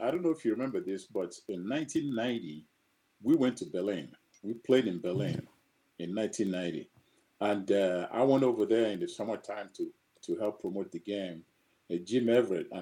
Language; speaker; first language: English; non-native, local second language; Igbo